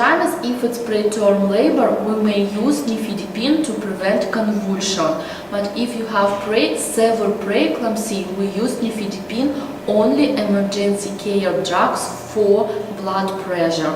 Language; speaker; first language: English; non-native, learner; Russian